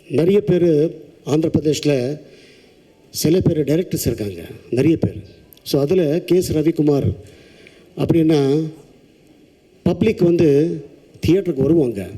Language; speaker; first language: Tamil; non-native, local second language; Telugu